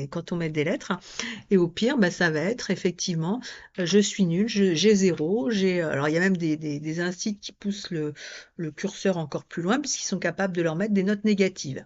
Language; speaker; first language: French; native; French